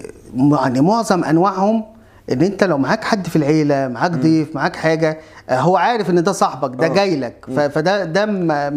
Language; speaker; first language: Arabic; native; Arabic